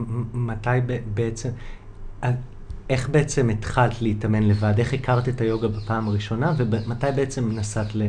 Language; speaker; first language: Hebrew; native; Hebrew